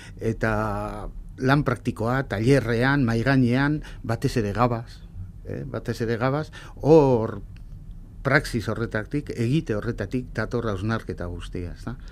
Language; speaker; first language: Basque; native; Basque